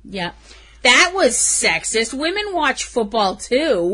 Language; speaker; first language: English; native; English